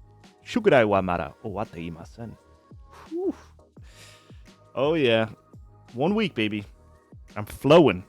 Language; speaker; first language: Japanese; non-native, learner; English